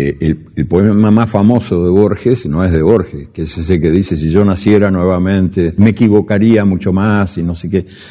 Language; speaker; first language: Spanish; native; Spanish